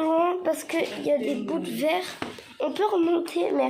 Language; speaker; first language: French; native; French